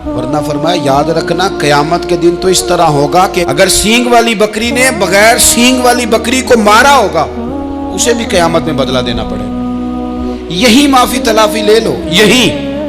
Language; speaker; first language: Urdu; non-native, local second language; Punjabi